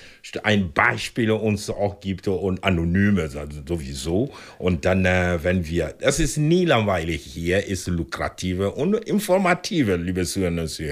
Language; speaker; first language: German; non-native, fluent; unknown